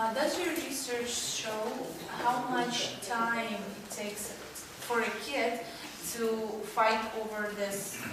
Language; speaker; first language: English; non-native, fluent; Russian